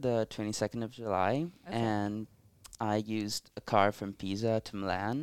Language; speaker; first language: English; non-native, fluent; Italian